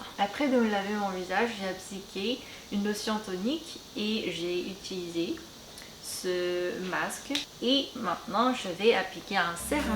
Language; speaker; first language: French; non-native, fluent; Korean